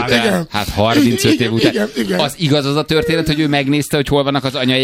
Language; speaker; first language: Hungarian; native; Hungarian